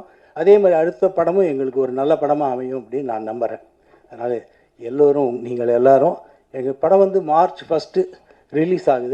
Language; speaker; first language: Tamil; native; Tamil